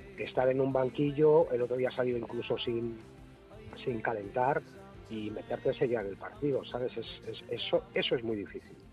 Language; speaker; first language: Spanish; native; Spanish